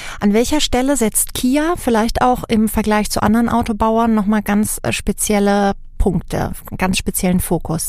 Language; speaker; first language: German; native; German